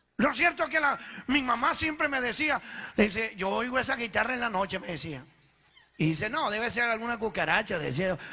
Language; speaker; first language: Spanish; early bilingual, other home language; Italian